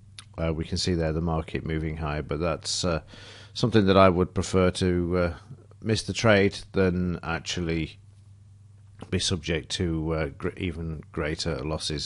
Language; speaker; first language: English; native; English